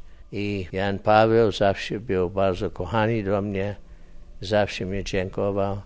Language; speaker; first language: Polish; early bilingual, heritage; English